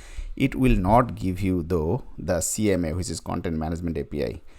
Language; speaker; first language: English; non-native, fluent; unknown